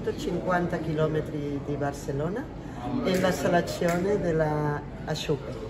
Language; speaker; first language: Italian; non-native, learner; Catalan